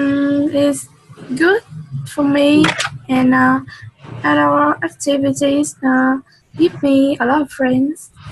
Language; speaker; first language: English; non-native, learner; Vietnamese